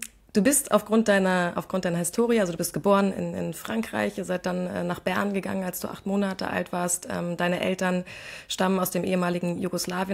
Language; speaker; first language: German; native; German